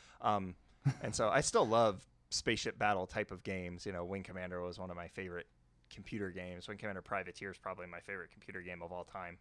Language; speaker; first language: English; native; English